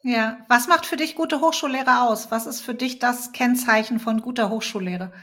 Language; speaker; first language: German; native; German